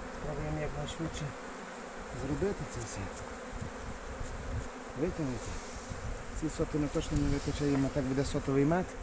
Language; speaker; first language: Ukrainian; native; Ukrainian